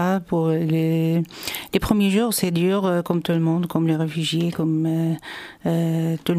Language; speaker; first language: French; non-native, local second language; Arabic